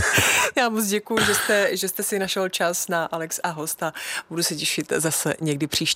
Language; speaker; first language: Czech; native; Czech